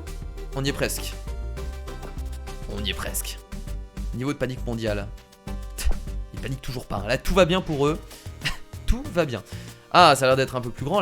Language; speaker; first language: French; native; French